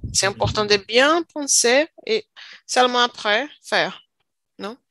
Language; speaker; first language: French; non-native, learner; Portuguese